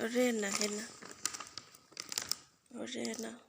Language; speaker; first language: Arabic; non-native, learner; Bangla